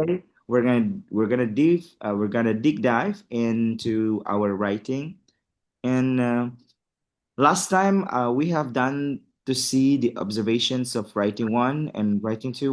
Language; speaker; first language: English; non-native, fluent; Indonesian